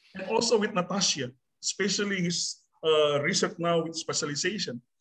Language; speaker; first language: English; non-native, fluent; Indonesian